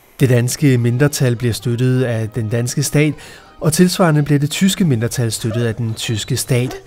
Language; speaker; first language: Danish; native; Danish